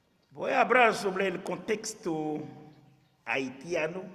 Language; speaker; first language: Spanish; non-native, fluent; Haitian Creole